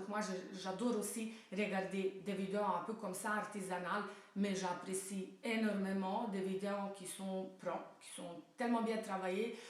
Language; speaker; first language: French; non-native, fluent; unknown